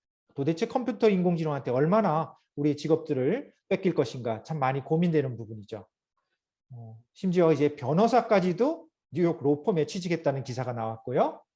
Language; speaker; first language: Korean; native; Korean